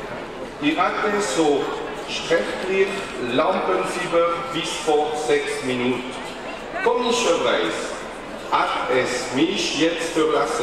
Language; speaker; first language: German; non-native, learner; French